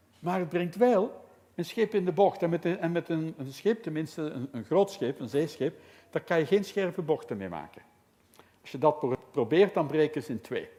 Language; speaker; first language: Dutch; native; Dutch